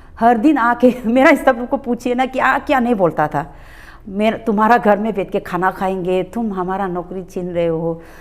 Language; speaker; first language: Hindi; non-native, local second language; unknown